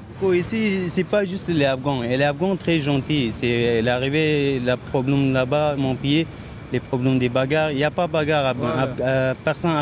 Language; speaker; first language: French; non-native, learner; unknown